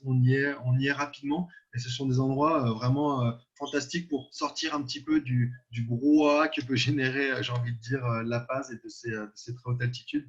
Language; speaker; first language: French; native; French